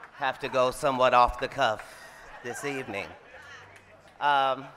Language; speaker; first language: English; native; English